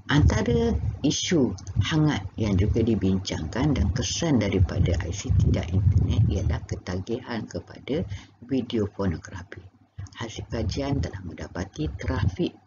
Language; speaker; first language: Malay; native; Malay